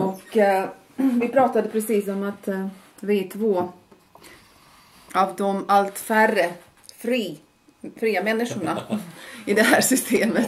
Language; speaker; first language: Swedish; non-native, fluent; Latvian